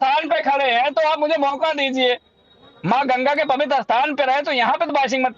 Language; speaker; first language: Hindi; native; Hindi